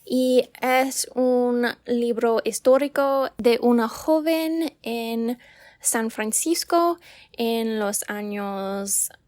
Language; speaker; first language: Spanish; non-native, learner; English